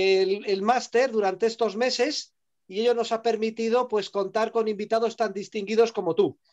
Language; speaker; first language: Spanish; native; Spanish